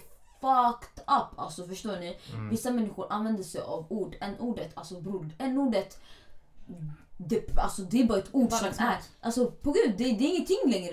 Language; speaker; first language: Swedish; early bilingual, other home language; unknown